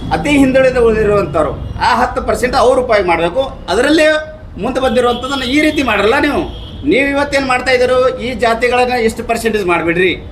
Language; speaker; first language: Kannada; non-native, local second language; Lambadi